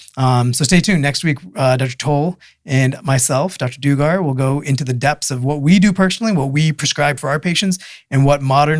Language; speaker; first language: English; native; English